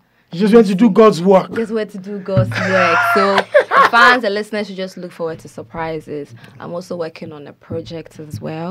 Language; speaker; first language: English; non-native, local second language; Akan